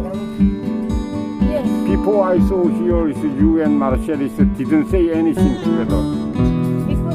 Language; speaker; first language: English; non-native, learner; Korean